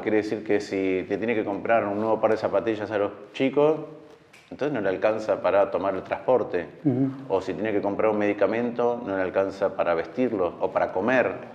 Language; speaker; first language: Spanish; native; Spanish